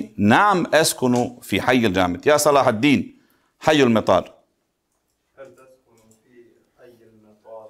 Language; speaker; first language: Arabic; non-native, fluent; Bosnian